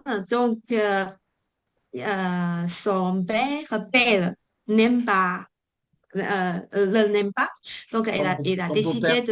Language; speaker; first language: French; non-native, learner; Chinese